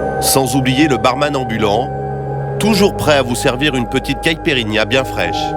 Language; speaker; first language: French; native; French